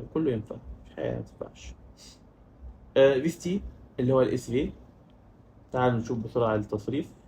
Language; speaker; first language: Arabic; native; Arabic